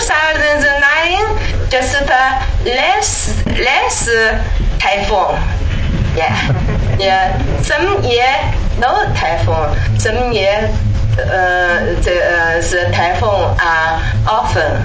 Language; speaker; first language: English; non-native, learner; Chinese